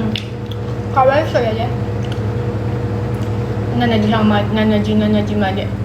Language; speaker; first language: Japanese; non-native, learner; Indonesian